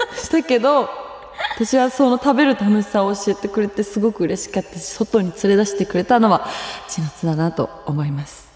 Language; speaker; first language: Japanese; native; Japanese